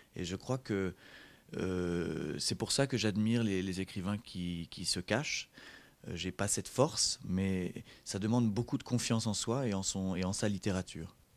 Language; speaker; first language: French; native; French